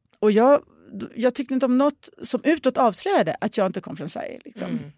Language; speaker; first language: Swedish; early bilingual, other home language; Russian